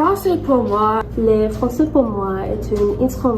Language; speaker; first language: French; non-native, learner; English